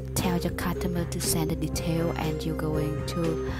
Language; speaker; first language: English; non-native, learner; Vietnamese